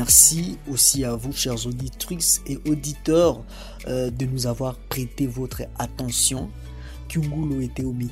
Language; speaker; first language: French; non-native, fluent; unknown